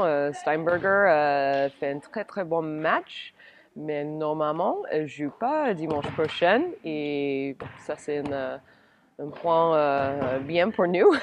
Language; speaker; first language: French; non-native, learner; English